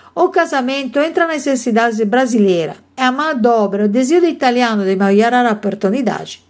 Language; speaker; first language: Portuguese; non-native, learner; Italian